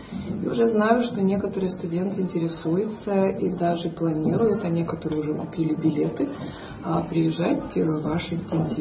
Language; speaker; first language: Russian; non-native, fluent; Lithuanian